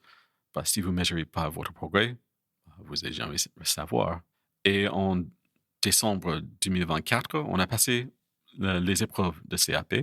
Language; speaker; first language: French; non-native, fluent; English